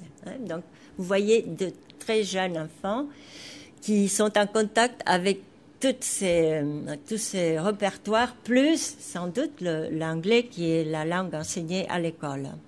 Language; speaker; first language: French; non-native, fluent; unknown